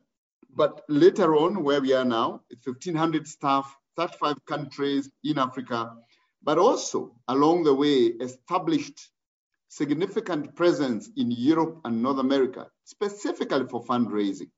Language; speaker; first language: English; non-native, local second language; Kikuyu